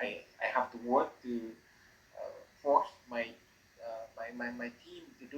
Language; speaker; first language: English; non-native, learner; Vietnamese